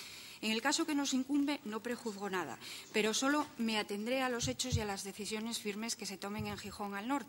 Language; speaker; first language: Spanish; native; Spanish